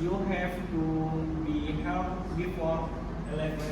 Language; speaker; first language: English; non-native, learner; Indonesian